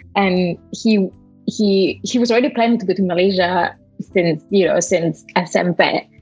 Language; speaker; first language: English; non-native, fluent; Malay